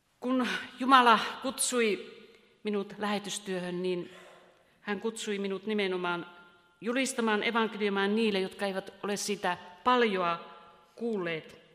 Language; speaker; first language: Finnish; native; Finnish